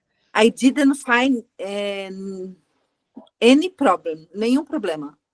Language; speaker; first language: English; non-native, learner; Portuguese